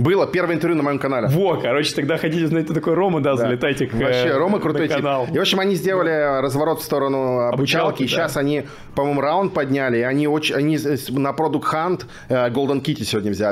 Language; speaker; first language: Russian; native; Russian